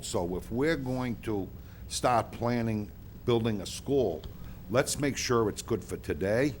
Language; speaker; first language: English; native; English